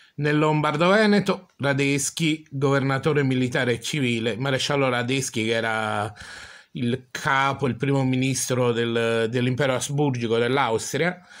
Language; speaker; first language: Italian; native; Italian